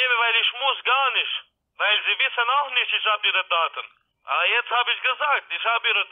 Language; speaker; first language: German; non-native, learner; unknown